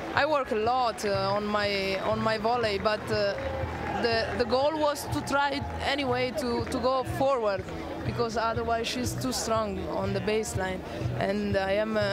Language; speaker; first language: English; non-native, learner; Italian